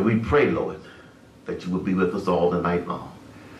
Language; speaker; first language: English; native; English